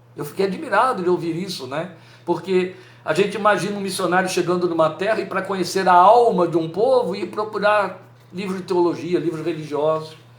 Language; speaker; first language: Portuguese; native; Portuguese